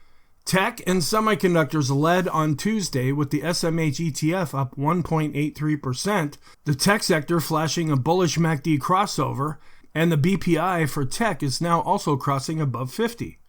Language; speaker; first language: English; native; English